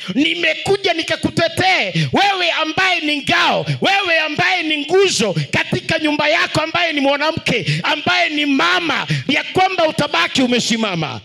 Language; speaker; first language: Swahili; non-native, local second language; Luyia